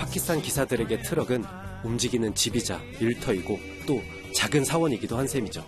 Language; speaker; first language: Korean; native; Korean